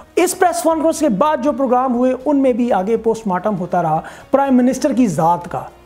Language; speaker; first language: Urdu; native; Urdu